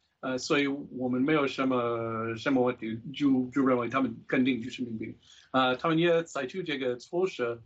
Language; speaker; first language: Chinese; non-native, fluent; English